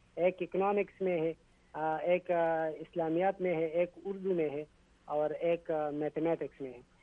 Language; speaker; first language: Urdu; non-native, local second language; Pashto